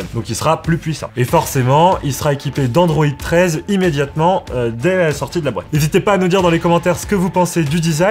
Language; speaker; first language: French; native; French